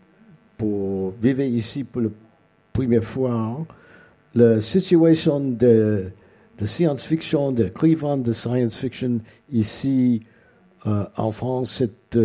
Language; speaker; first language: French; non-native, learner; English